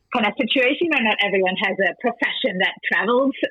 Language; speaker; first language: English; non-native, fluent; German